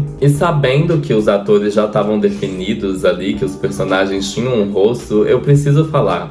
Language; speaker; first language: Portuguese; native; Portuguese